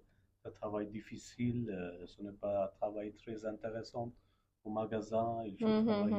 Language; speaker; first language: French; non-native, fluent; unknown